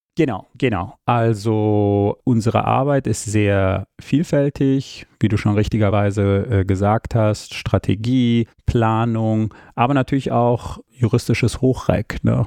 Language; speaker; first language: German; early bilingual, other home language; Armenian